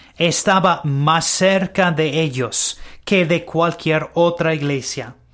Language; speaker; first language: Spanish; non-native, learner; English